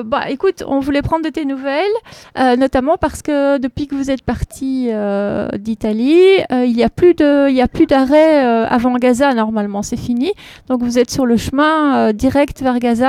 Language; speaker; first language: French; native; French